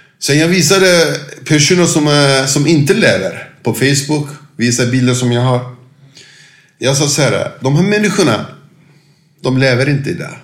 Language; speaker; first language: Swedish; non-native, fluent; Turkish